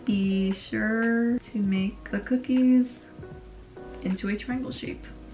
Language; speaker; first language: English; early bilingual, other home language; Korean